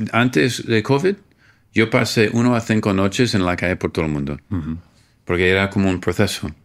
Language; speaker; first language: Spanish; non-native, fluent; English